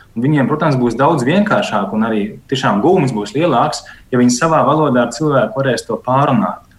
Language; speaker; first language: Latvian; native; Latvian